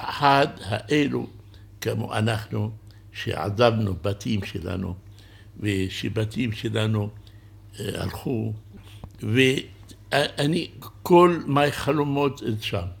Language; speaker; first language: Hebrew; non-native, local second language; Arabic